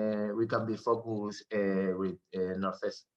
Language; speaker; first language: English; non-native, learner; Spanish